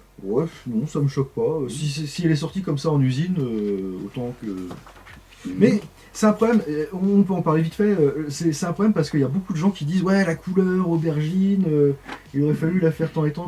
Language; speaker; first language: French; native; French